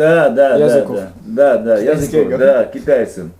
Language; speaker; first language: Russian; non-native, local second language; Uzbek